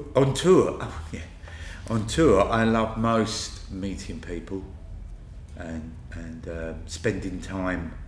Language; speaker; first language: English; native; English